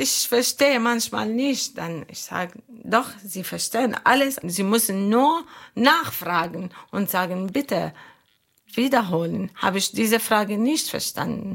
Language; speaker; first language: German; non-native, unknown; Arabic